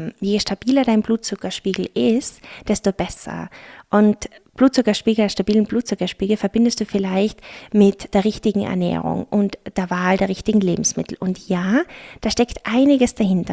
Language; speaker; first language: German; native; German